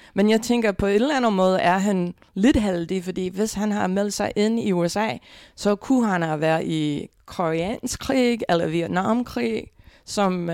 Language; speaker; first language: Danish; non-native, fluent; English